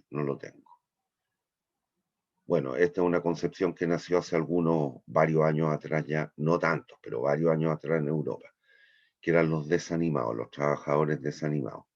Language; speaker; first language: Spanish; native; Spanish